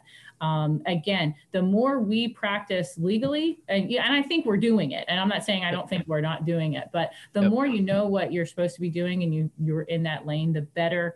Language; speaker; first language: English; native; English